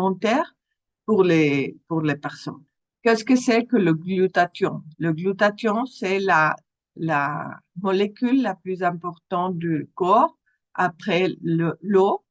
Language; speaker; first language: French; non-native, fluent; Spanish